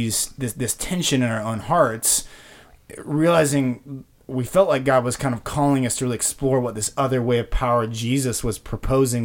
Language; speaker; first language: English; native; English